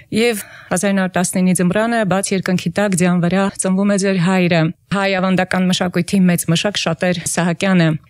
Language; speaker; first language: Armenian; native; Armenian